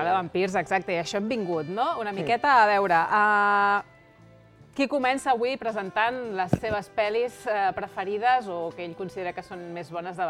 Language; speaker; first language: Catalan; native; Catalan